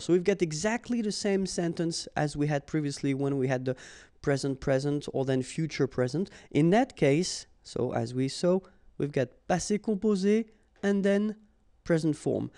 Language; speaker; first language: English; non-native, fluent; French